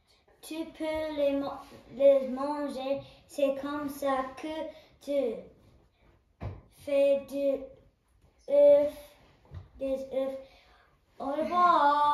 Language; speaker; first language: French; non-native, learner; English